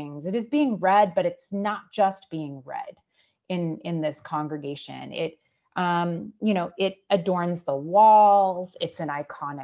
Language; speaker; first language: English; native; English